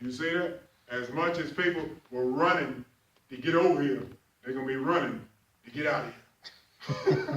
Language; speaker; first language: English; native; English